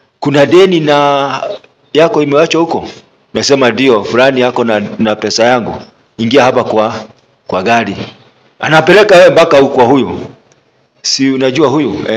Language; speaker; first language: Swahili; non-native, local second language; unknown